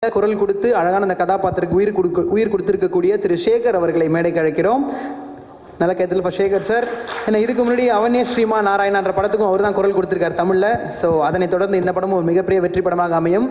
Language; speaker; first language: Tamil; native; Tamil